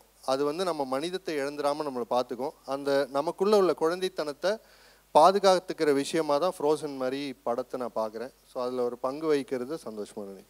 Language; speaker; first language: Tamil; native; Tamil